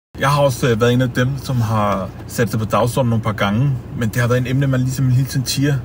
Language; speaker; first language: Danish; early bilingual, other home language; Kurdish